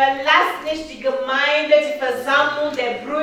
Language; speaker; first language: German; non-native, learner; French